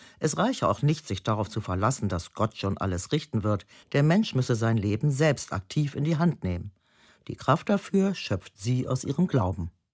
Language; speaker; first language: German; native; German